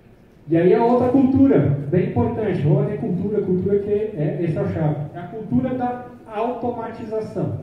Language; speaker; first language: Portuguese; native; Portuguese